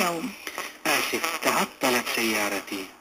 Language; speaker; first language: Arabic; non-native, fluent; Malay